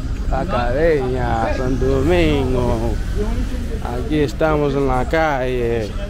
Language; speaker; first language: Spanish; non-native, learner; English